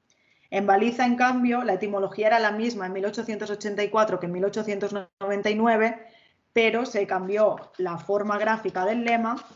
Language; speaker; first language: Spanish; native; Spanish